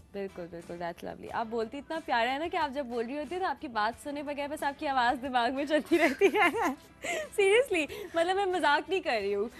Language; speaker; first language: Urdu; native; Urdu